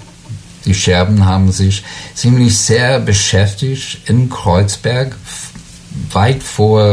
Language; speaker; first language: German; non-native, learner; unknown